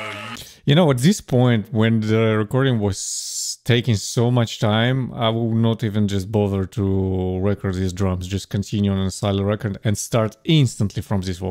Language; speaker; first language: English; non-native, fluent; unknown